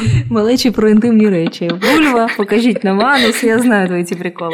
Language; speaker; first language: Ukrainian; non-native, local second language; Russian